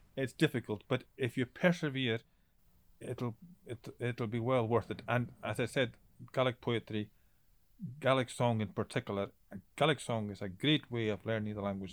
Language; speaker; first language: English; native; English